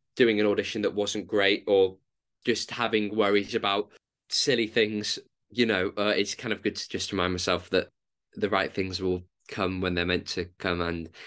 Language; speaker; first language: English; native; English